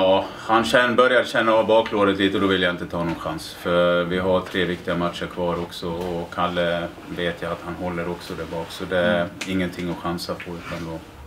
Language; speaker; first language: Swedish; native; Swedish